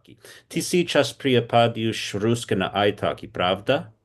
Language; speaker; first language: Russian; non-native, learner; English